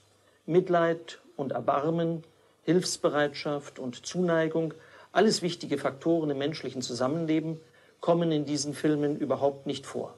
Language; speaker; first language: German; native; German